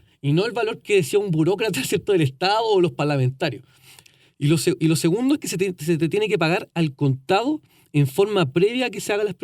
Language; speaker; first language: Spanish; native; Spanish